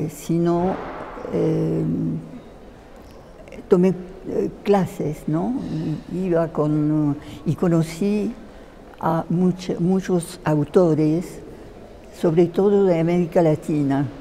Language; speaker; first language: Spanish; non-native, fluent; French